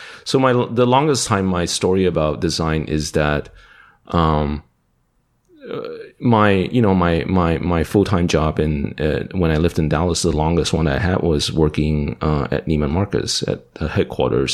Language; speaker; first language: English; non-native, local second language; Cantonese